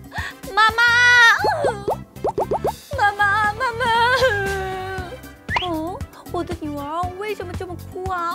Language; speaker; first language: Chinese; non-native, fluent; Korean